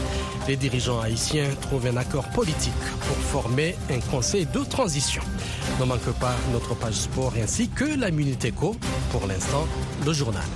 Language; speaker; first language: French; non-native, local second language; Rundi